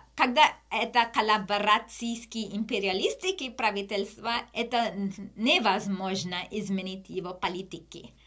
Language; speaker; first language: Russian; non-native, learner; English